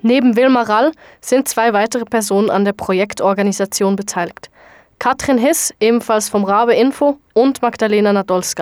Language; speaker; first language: German; native; German